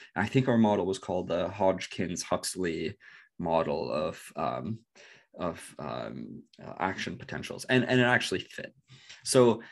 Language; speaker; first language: English; non-native, fluent; Norwegian